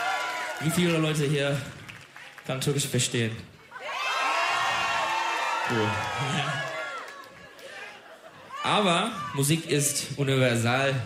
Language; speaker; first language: German; non-native, learner; Turkish